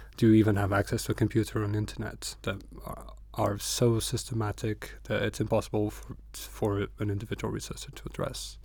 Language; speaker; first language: English; non-native, fluent; Portuguese